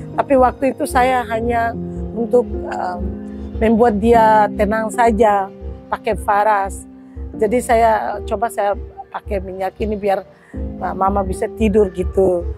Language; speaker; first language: Indonesian; non-native, local second language; Tetum